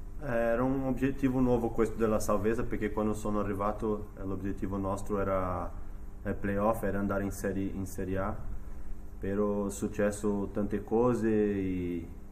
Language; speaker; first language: Italian; non-native, fluent; Portuguese